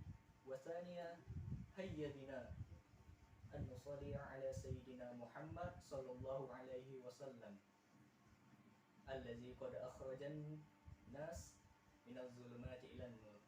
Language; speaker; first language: Arabic; non-native, learner; Indonesian